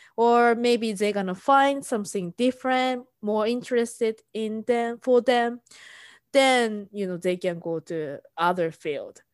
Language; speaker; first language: English; non-native, fluent; Japanese